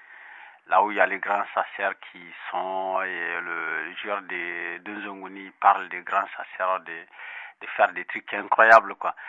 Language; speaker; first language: French; non-native, local second language; Bambara